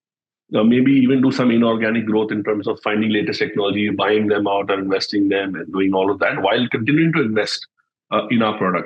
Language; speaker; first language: English; non-native, local second language; Hindi